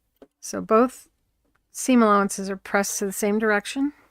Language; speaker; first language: English; native; English